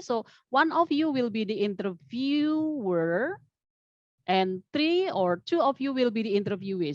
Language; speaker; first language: English; non-native, fluent; Indonesian